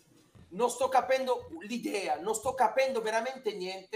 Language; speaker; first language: Italian; native; Italian